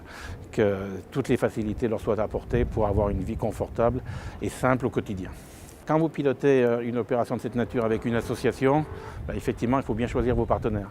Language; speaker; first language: French; native; French